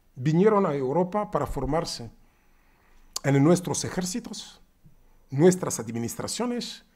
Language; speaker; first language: Spanish; non-native, fluent; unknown